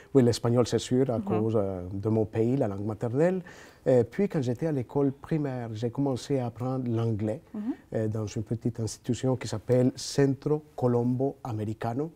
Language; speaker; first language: French; non-native, fluent; Spanish